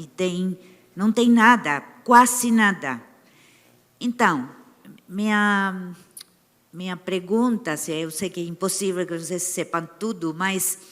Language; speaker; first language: Portuguese; non-native, fluent; Spanish